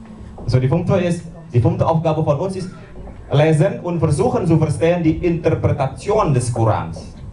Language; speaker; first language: German; non-native, learner; Indonesian